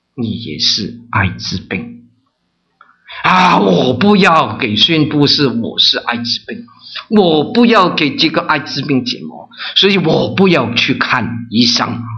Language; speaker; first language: Chinese; non-native, local second language; Cantonese